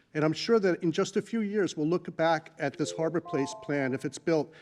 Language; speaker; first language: English; native; English